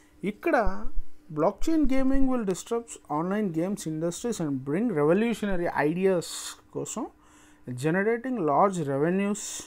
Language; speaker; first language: English; non-native, local second language; Telugu